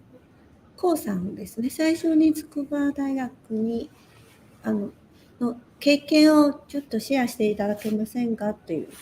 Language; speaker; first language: Japanese; non-native, local second language; Chinese